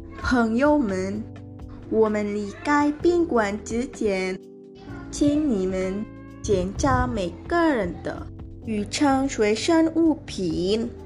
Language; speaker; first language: Chinese; non-native, learner; Indonesian